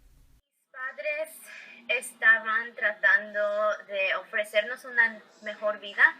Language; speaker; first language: Spanish; early bilingual, heritage; Spanish